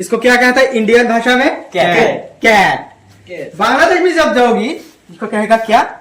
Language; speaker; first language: Hindi; non-native, local second language; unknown